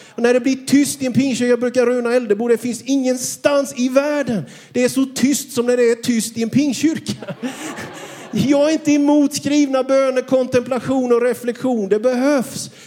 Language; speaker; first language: Swedish; native; Swedish